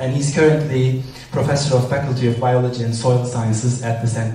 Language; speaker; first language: English; non-native, fluent; Turkish